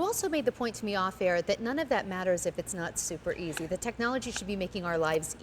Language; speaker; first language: English; native; English